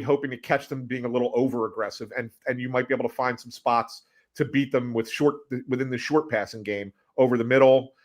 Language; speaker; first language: English; native; English